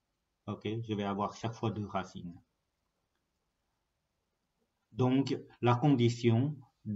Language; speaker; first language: French; non-native, fluent; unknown